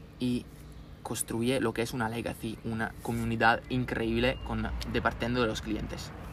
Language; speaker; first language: Spanish; non-native, fluent; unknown